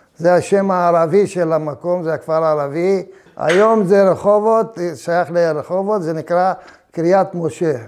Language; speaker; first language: Hebrew; early bilingual, other home language; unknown